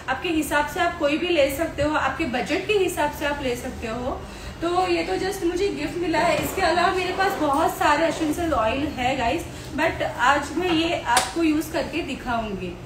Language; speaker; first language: Hindi; non-native, local second language; Gujarati